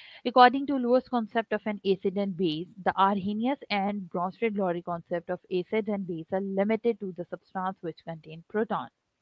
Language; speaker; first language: English; non-native, local second language; Urdu